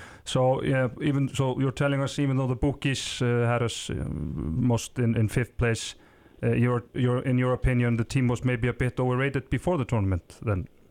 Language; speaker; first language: English; non-native, fluent; Icelandic